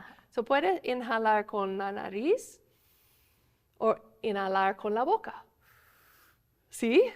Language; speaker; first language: Spanish; non-native, fluent; English